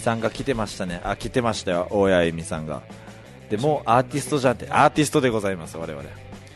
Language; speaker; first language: Japanese; native; Japanese